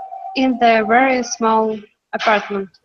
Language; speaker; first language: English; non-native, learner; Russian